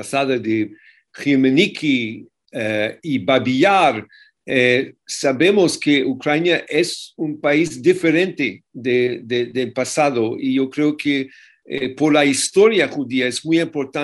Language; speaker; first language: Spanish; non-native, fluent; English